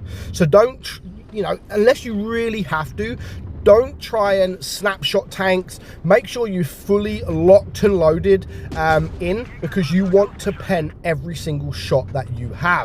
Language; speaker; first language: English; native; English